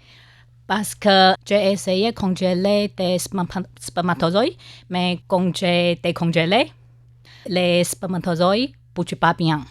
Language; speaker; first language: French; non-native, learner; Chinese